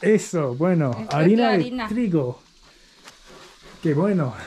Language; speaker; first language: Spanish; non-native, learner; English